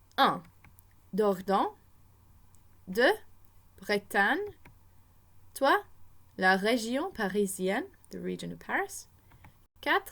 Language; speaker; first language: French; non-native, fluent; English